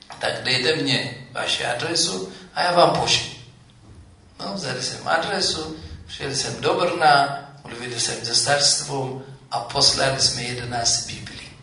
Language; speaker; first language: Czech; non-native, fluent; Amharic